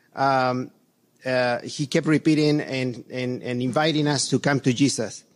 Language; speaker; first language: English; non-native, fluent; Spanish